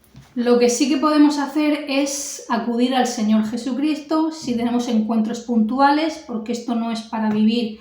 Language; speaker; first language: Spanish; native; Spanish